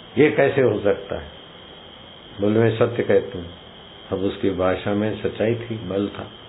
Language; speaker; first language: Hindi; native; Hindi